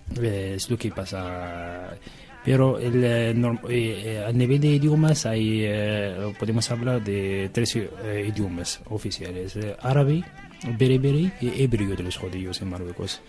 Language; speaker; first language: Spanish; non-native, learner; Arabic